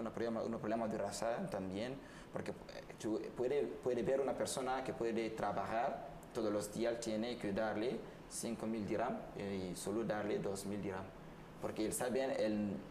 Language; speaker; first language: Spanish; non-native, learner; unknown